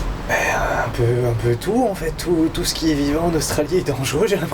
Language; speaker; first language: French; native; French